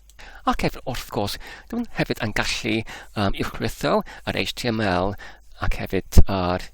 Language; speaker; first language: Welsh; non-native, learner; English